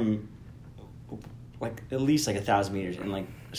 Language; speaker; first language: English; native; English